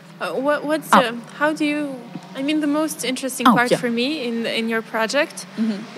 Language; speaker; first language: English; non-native, fluent; Serbian